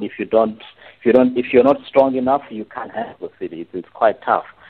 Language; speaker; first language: English; non-native, local second language; Shona